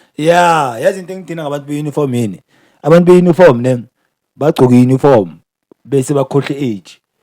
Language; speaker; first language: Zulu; native; Zulu